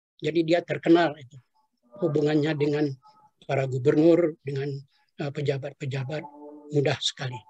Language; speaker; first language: Indonesian; non-native, local second language; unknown